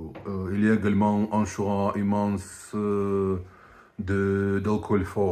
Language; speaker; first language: French; non-native, fluent; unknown